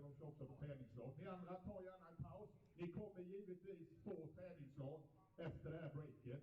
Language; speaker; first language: Swedish; native; Swedish